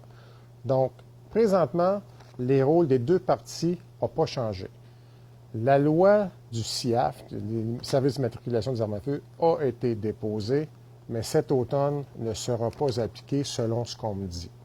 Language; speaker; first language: French; native; French